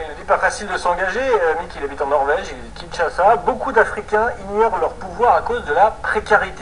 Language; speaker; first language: French; native; French